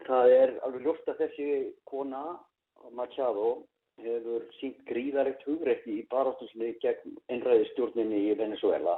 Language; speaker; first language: Icelandic; native; Icelandic